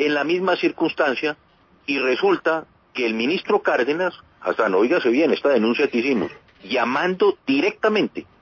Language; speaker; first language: Spanish; native; Spanish